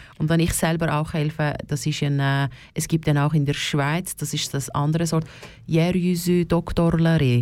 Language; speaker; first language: German; non-native, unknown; Turkish